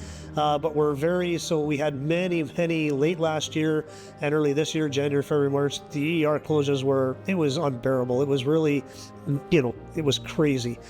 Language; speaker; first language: English; native; English